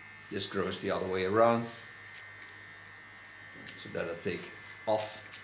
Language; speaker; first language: English; non-native, fluent; Dutch